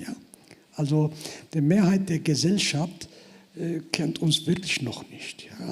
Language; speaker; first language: German; non-native, fluent; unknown